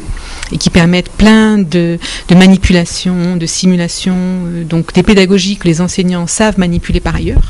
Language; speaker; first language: French; native; French